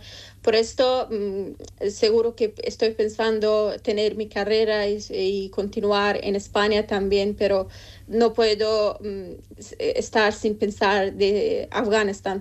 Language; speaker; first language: Spanish; non-native, learner; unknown